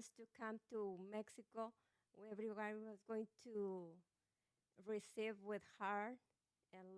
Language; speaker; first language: English; non-native, learner; Spanish